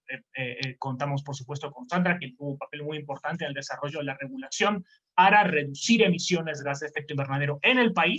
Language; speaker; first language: Spanish; native; Spanish